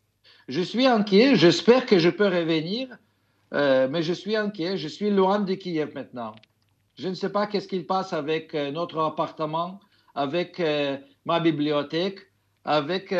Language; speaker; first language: French; non-native, fluent; Russian